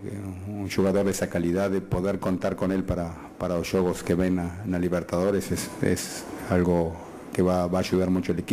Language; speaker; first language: Portuguese; non-native, fluent; Spanish